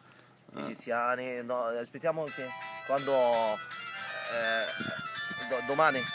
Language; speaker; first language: Italian; non-native, learner; Arabic